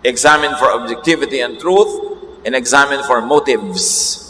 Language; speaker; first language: English; non-native, local second language; Filipino